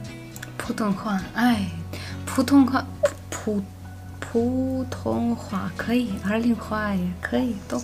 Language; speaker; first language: Chinese; non-native, fluent; Russian